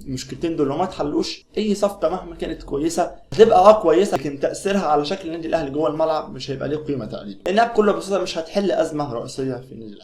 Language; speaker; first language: Arabic; native; Arabic